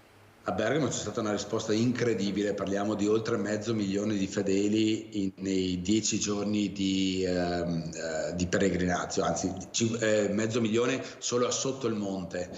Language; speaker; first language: Italian; native; Italian